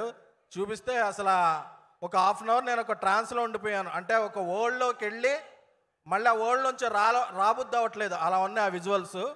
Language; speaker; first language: Telugu; native; Telugu